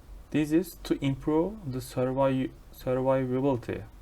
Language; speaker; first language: English; non-native, fluent; Turkish